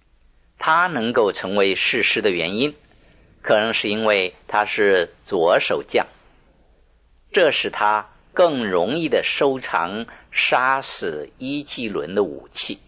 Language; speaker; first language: Chinese; native; Chinese